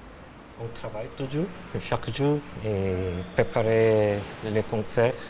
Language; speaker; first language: French; non-native, learner; Korean